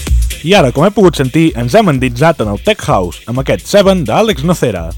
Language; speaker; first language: Catalan; native; Catalan